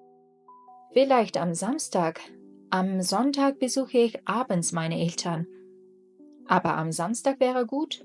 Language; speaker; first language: German; non-native, fluent; Mongolian